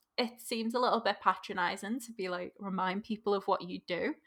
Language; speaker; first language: English; native; English